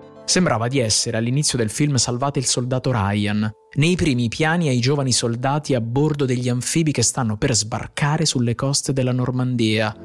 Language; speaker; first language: Italian; native; Italian